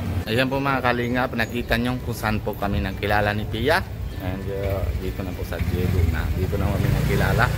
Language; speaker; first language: Filipino; non-native, fluent; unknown